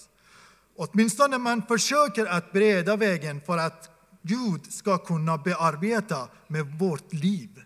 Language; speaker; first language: Swedish; non-native, fluent; Persian